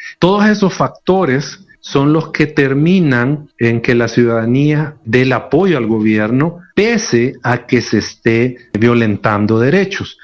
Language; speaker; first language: Spanish; native; Spanish